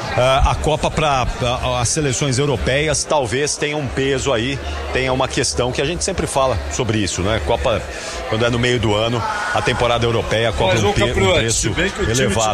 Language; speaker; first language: Portuguese; native; Portuguese